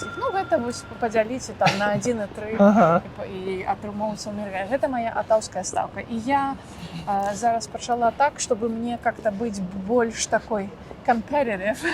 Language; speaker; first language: Belarusian; non-native, local second language; Russian